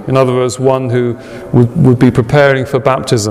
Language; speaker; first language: English; native; English